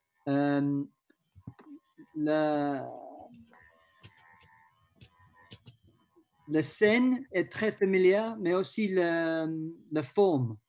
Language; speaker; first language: French; non-native, learner; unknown